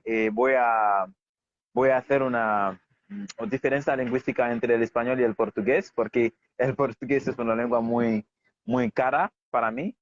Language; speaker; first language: Spanish; non-native, fluent; Haitian Creole